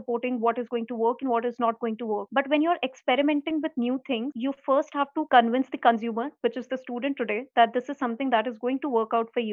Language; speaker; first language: English; non-native, local second language; Hindi